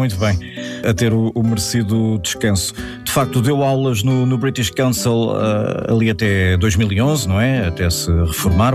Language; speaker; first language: Portuguese; native; Portuguese